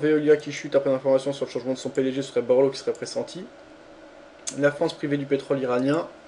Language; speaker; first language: French; native; French